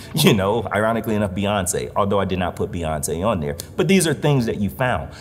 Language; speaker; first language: English; native; English